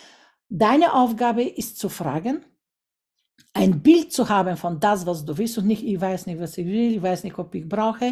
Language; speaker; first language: German; non-native, fluent; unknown